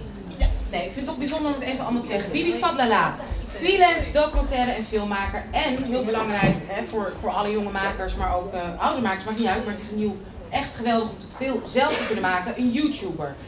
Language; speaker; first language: Dutch; native; Dutch